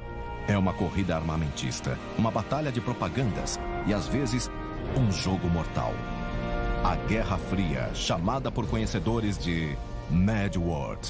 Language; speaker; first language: Portuguese; native; Portuguese